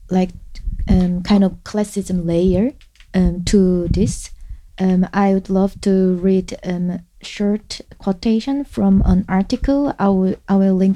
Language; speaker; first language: English; non-native, fluent; Korean